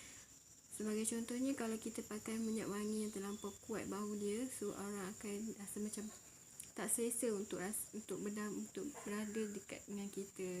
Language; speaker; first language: Malay; native; Malay